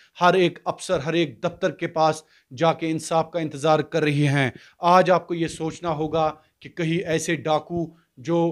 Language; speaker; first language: Hindi; non-native, local second language; Kashmiri